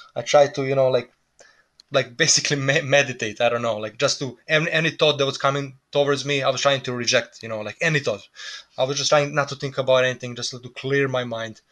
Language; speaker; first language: English; non-native, fluent; Serbian